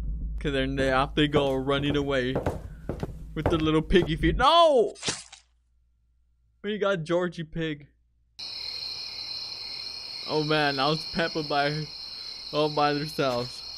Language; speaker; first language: English; native; English